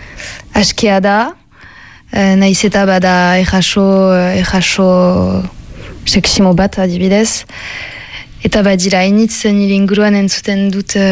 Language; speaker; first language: Basque; non-native, local second language; French